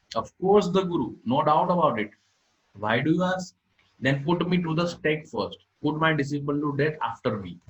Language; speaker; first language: English; non-native, local second language; Gujarati